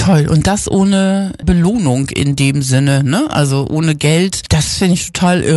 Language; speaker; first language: German; native; German